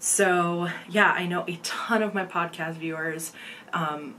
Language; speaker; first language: English; native; English